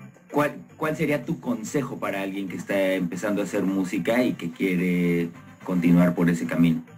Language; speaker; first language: Spanish; native; Spanish